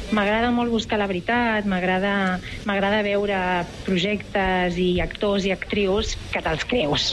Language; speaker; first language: Catalan; native; Catalan